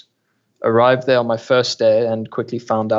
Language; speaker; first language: English; native; English